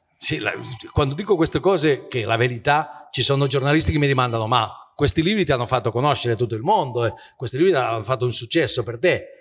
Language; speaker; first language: Italian; non-native, fluent; Spanish